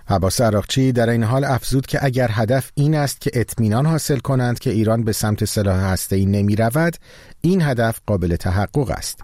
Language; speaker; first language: Persian; native; Persian